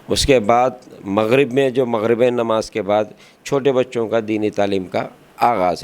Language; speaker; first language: Urdu; native; Urdu